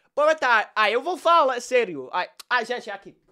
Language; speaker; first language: Portuguese; non-native, learner; English